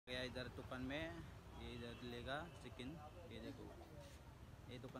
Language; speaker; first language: Hindi; non-native, local second language; Bodo